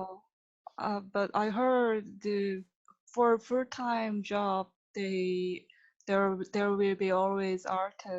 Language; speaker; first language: English; non-native, learner; Korean